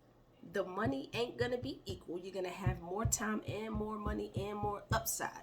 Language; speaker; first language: English; native; English